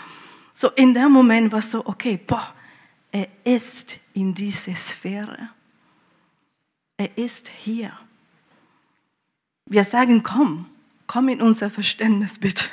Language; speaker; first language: German; early bilingual, heritage; German